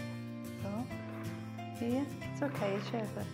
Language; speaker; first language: German; non-native, learner; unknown